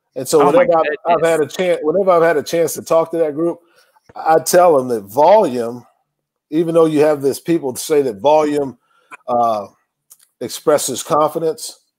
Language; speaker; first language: English; native; English